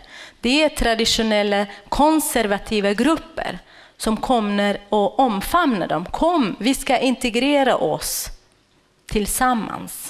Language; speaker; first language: Swedish; non-native, fluent; Kurdish